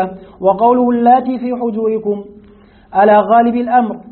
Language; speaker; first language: Arabic; native; Arabic